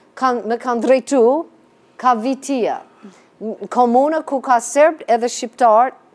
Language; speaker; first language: Albanian; non-native, fluent; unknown